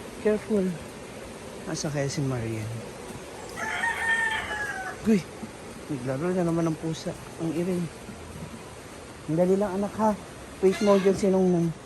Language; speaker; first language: Filipino; non-native, local second language; Cebuano